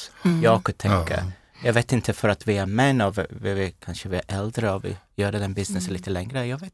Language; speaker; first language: Swedish; non-native, learner; English